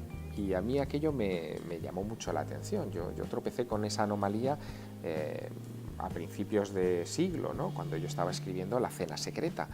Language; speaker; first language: Spanish; native; Spanish